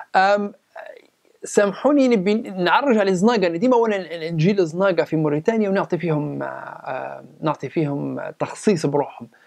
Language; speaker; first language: Arabic; native; Arabic